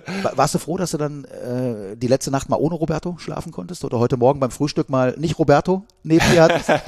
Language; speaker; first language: German; native; German